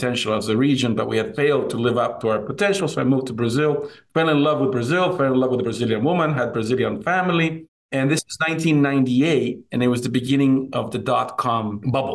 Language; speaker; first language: English; non-native, fluent; Spanish